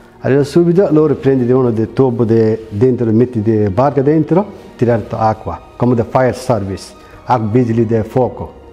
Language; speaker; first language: Italian; non-native, learner; Bangla